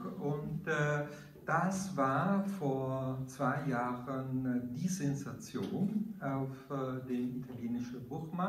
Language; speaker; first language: German; non-native, fluent; Italian